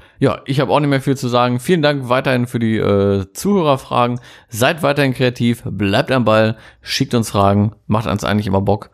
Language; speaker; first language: German; native; German